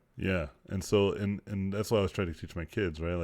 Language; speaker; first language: English; native; English